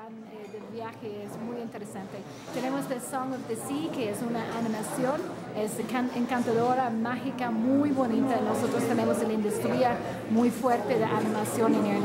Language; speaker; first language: Spanish; non-native, fluent; English